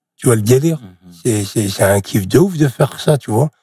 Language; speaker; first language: French; native; French